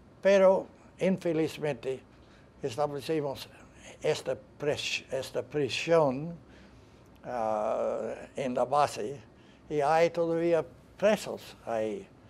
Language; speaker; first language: Spanish; non-native, fluent; English